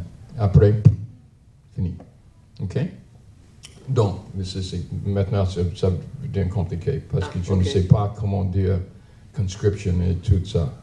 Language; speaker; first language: French; non-native, learner; English